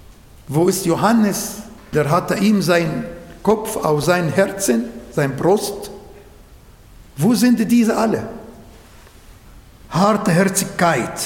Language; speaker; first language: German; non-native, fluent; Arabic